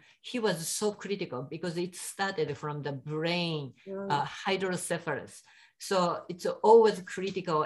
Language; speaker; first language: English; non-native, fluent; Japanese